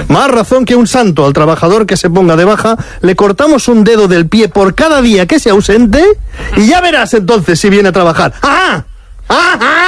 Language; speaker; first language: Spanish; native; Spanish